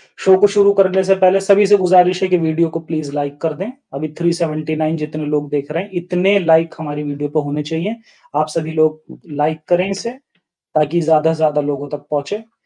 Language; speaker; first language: Hindi; native; Hindi